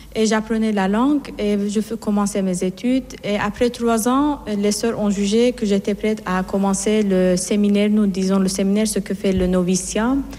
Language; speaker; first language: French; non-native, fluent; Persian